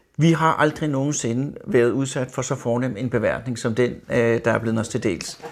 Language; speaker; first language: Danish; native; Danish